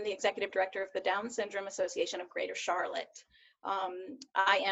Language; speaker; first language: English; native; English